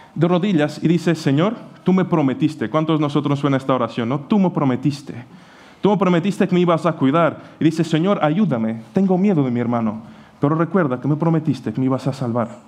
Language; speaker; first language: Spanish; non-native, fluent; Ukrainian